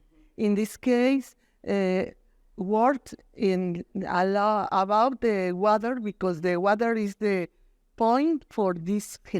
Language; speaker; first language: English; non-native, learner; Spanish